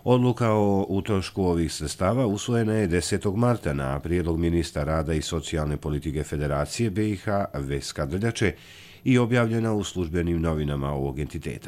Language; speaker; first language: Serbian; native; Serbian